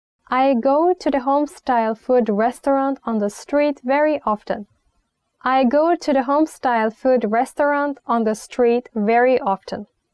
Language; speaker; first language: English; non-native, fluent; Turkish